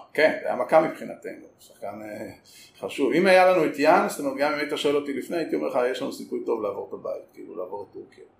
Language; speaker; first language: Hebrew; native; Hebrew